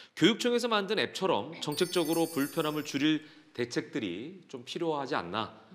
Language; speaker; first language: Korean; native; Korean